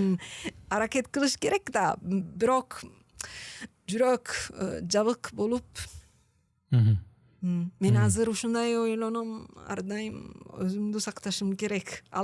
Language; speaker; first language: Kyrgyz; non-native, learner; Italian